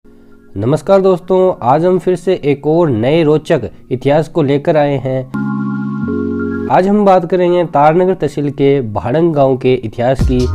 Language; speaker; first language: Hindi; native; Hindi